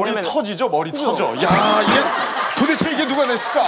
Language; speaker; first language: Korean; native; Korean